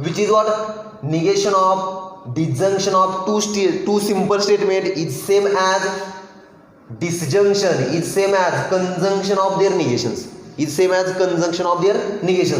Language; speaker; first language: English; non-native, local second language; Marathi